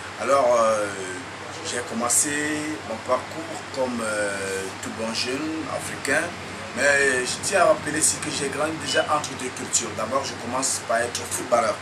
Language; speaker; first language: French; non-native, local second language; Lingala